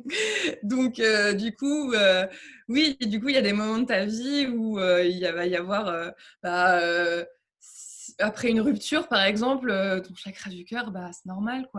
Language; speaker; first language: French; native; French